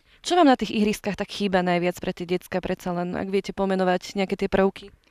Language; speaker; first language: Slovak; native; Slovak